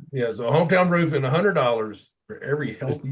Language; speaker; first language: English; native; English